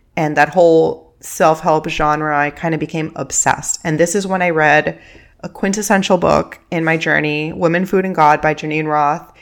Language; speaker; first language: English; early bilingual, other home language; Spanish